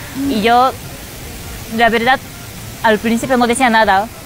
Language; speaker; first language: Spanish; non-native, fluent; Japanese